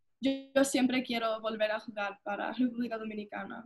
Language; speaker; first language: Spanish; early bilingual, heritage; English